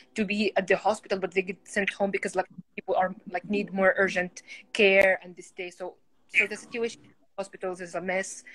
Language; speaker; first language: English; non-native, fluent; Arabic